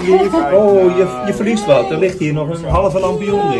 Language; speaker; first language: Dutch; native; Dutch